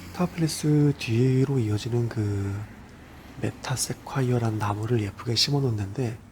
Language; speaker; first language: Korean; native; Korean